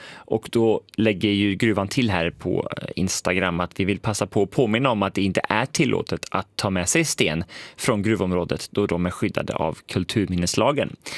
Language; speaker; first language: Swedish; native; Swedish